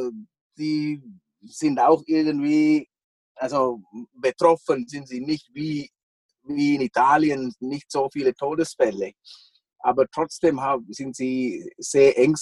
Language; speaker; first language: German; non-native, fluent; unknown